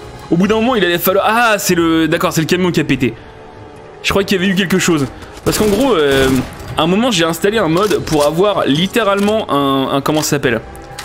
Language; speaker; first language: French; native; French